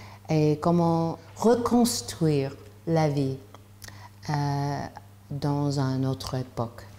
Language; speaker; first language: French; non-native, learner; English